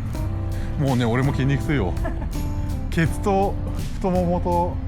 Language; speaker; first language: Japanese; native; Japanese